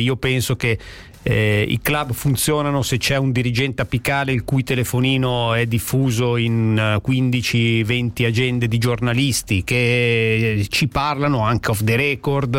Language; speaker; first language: Italian; native; Italian